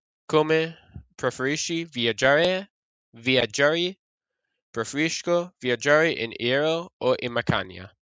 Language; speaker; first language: Italian; non-native, learner; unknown